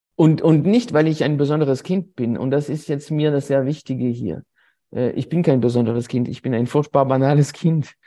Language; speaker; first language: German; non-native, fluent; French